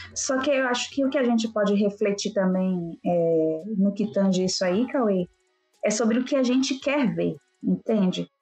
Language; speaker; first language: Portuguese; native; Portuguese